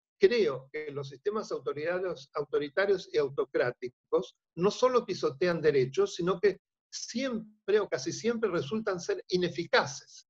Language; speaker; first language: Spanish; native; Spanish